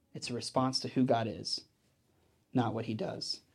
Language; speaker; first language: English; native; English